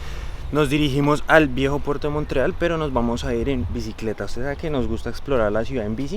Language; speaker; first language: Spanish; native; Spanish